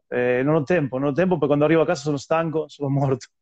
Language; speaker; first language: Italian; non-native, fluent; Spanish